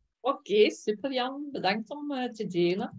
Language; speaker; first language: Dutch; native; Dutch